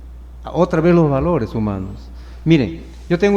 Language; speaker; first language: Spanish; native; Spanish